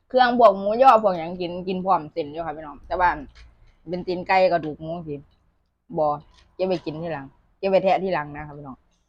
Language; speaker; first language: Thai; native; Thai